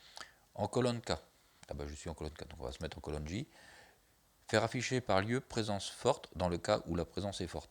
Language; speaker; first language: French; native; French